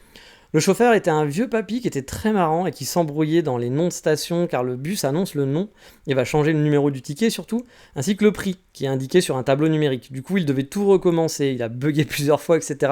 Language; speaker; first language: French; native; French